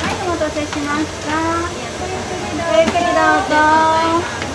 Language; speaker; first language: Japanese; native; Japanese